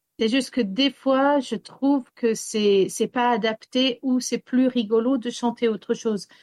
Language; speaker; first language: French; early bilingual, heritage; English